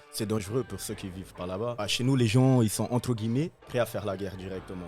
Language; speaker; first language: French; non-native, fluent; Portuguese